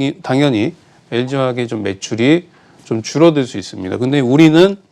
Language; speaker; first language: Korean; native; Korean